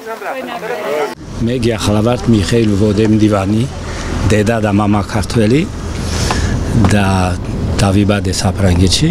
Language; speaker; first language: Georgian; early bilingual, heritage; Georgian